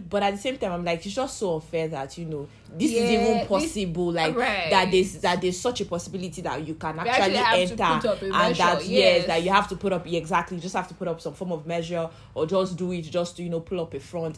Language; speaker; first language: English; non-native, local second language; Yoruba